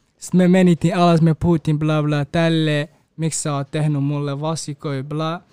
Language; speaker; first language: Finnish; non-native, learner; Kurdish